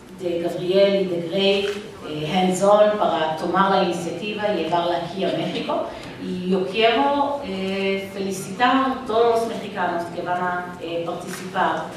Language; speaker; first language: Spanish; non-native, fluent; Hebrew